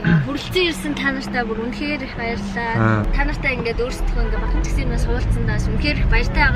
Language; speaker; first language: Mongolian; native; Mongolian